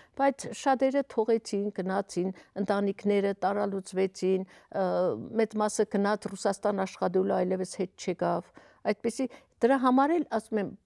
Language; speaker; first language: Armenian; native; Armenian